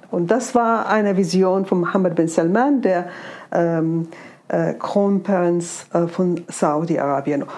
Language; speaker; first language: German; non-native, fluent; Arabic